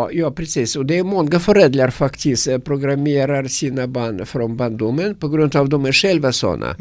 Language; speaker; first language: Swedish; non-native, learner; Russian